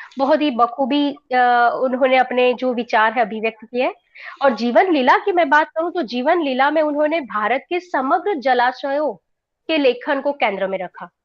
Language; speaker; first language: Hindi; non-native, local second language; Gujarati